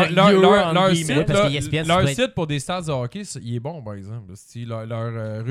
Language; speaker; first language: French; native; French